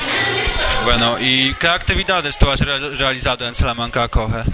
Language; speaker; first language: Spanish; native; Spanish